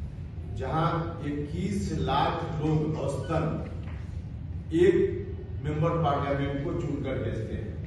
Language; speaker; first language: Hindi; native; Hindi